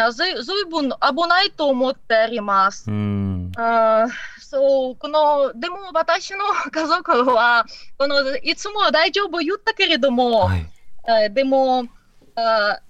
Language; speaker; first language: Japanese; non-native, learner; Ukrainian